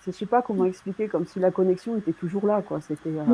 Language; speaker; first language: French; native; French